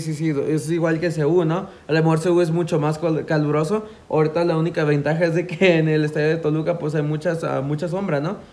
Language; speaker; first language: Spanish; native; Spanish